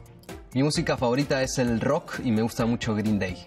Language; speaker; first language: Spanish; native; Spanish